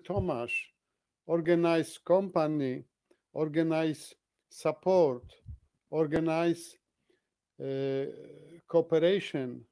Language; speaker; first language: English; non-native, fluent; Polish